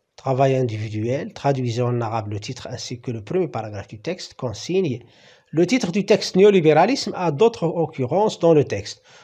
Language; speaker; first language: French; non-native, local second language; Arabic